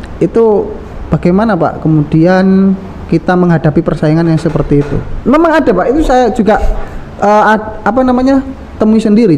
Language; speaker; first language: Indonesian; native; Indonesian